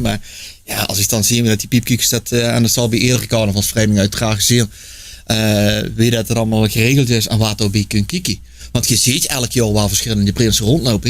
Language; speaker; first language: Dutch; native; Dutch